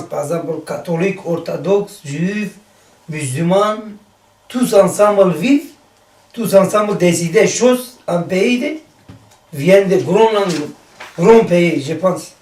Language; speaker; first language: French; non-native, learner; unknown